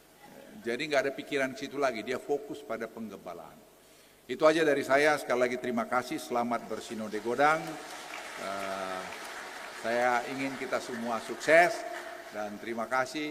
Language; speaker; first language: Indonesian; native; Indonesian